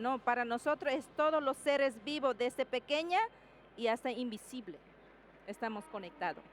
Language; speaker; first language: Spanish; non-native, local second language; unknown